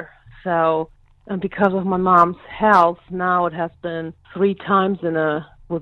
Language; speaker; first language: English; non-native, fluent; German